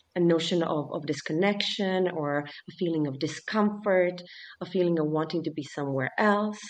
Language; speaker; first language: English; early bilingual, other home language; Swedish